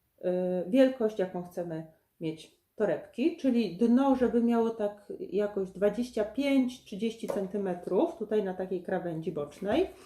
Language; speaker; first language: Polish; native; Polish